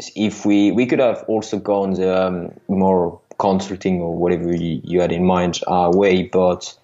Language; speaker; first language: English; non-native, fluent; French